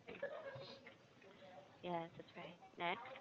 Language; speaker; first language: English; non-native, fluent; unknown